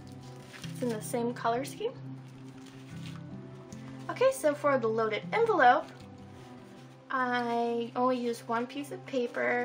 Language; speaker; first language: English; native; English